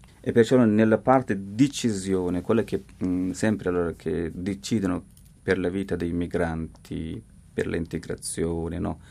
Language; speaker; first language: Italian; non-native, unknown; Persian